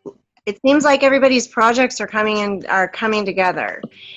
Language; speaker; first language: English; native; English